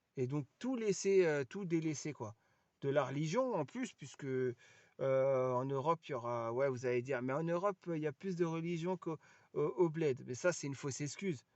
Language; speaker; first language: French; native; French